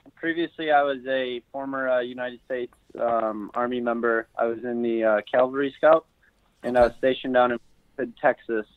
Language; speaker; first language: English; native; English